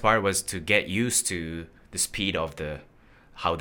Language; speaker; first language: English; non-native, fluent; Japanese